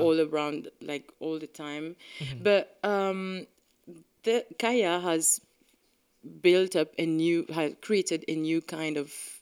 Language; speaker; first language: English; non-native, local second language; Morisyen